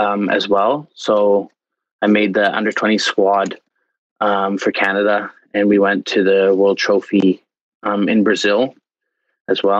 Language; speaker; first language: English; native; English